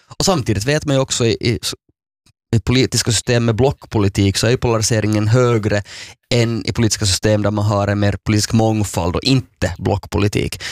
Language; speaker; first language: Swedish; native; Swedish